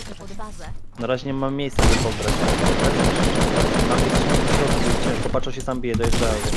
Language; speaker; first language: Polish; native; Polish